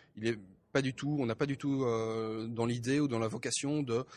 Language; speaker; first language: French; native; French